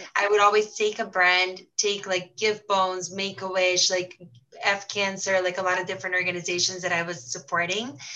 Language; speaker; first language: English; early bilingual, heritage; Portuguese